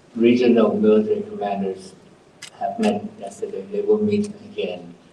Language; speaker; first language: English; non-native, fluent; Thai